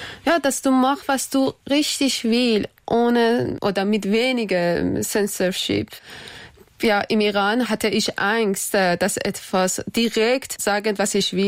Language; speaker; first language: German; non-native, learner; Persian